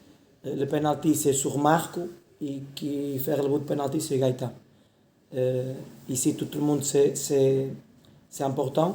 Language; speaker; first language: French; non-native, learner; Portuguese